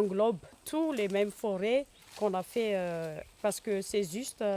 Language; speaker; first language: French; non-native, local second language; Malagasy